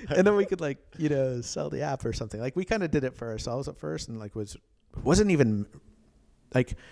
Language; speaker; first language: English; native; English